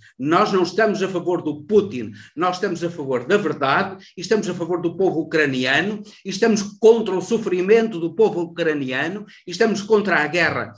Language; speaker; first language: Portuguese; native; Portuguese